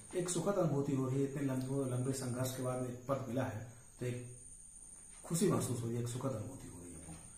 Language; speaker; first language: Hindi; native; Hindi